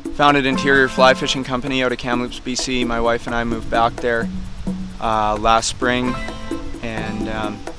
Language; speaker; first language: English; native; English